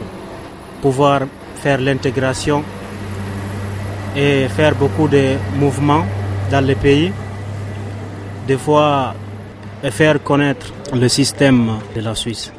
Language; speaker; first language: French; non-native, local second language; Fula